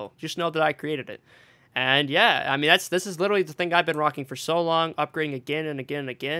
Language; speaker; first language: English; native; English